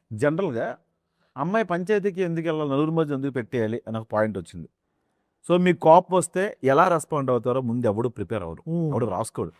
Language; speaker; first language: Telugu; native; Telugu